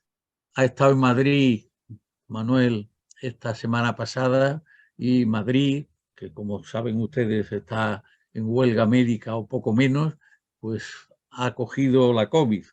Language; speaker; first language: Spanish; native; Spanish